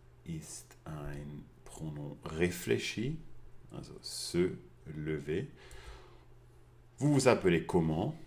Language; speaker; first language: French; non-native, fluent; German